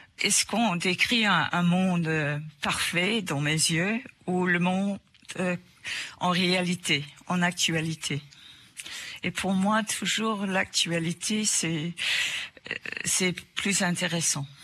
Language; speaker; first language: French; non-native, fluent; English